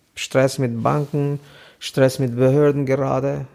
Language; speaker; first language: German; non-native, fluent; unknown